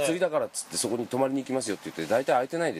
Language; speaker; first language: Japanese; native; Japanese